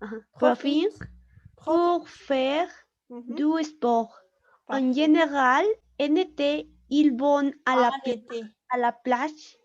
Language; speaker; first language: French; non-native, learner; Spanish